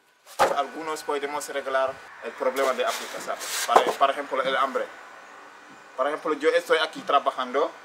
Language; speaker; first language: Spanish; non-native, learner; Wolof